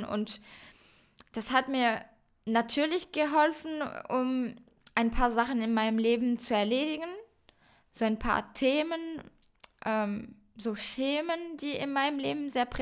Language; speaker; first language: German; non-native, fluent; French